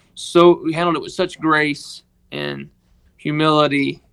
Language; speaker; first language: English; native; English